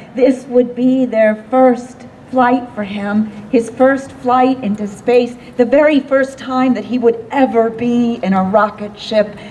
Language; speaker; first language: English; native; English